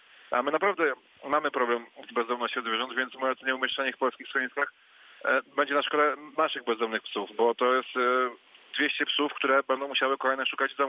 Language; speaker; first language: Polish; native; Polish